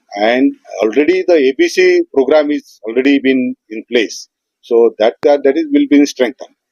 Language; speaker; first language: English; non-native, local second language; Marathi